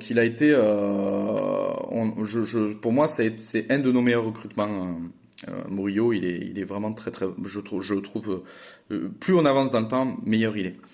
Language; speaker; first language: French; native; French